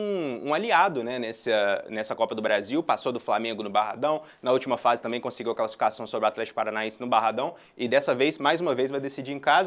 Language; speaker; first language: Portuguese; native; Portuguese